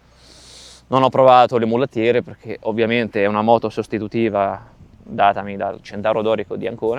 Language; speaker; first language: Italian; native; Italian